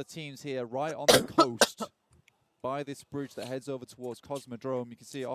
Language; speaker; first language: English; native; English